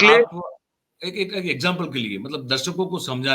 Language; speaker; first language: Hindi; non-native, local second language; Gujarati